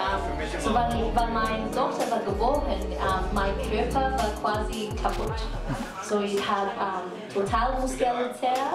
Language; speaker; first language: German; non-native, learner; Cantonese